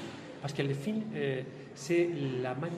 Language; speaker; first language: French; non-native, learner; Spanish